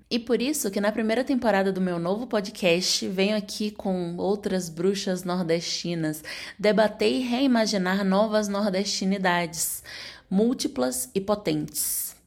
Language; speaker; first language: Portuguese; native; Portuguese